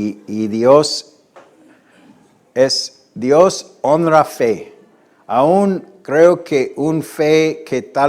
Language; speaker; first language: Spanish; non-native, fluent; English